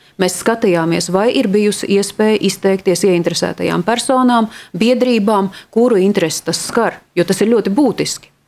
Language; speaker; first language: Latvian; native; Latvian